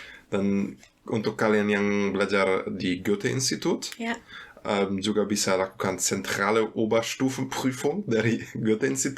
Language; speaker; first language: Indonesian; non-native, fluent; German